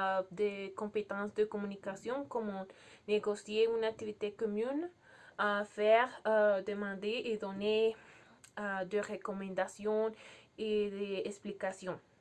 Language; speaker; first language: French; non-native, learner; Spanish